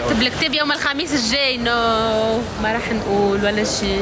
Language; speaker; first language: Arabic; native; Arabic